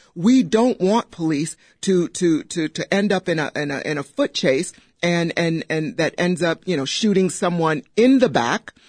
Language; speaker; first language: English; native; English